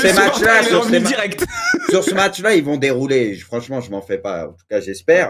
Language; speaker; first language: French; native; French